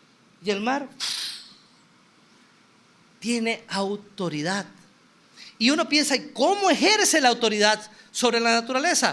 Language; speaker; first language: Spanish; native; Spanish